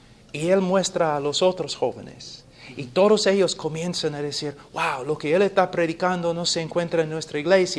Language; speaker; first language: Spanish; non-native, fluent; English